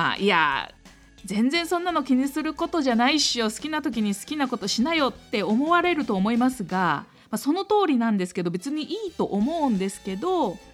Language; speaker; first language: Japanese; native; Japanese